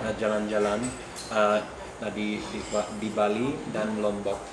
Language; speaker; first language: Indonesian; non-native, learner; English